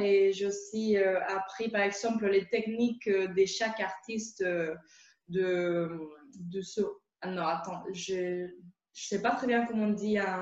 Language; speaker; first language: French; non-native, fluent; Spanish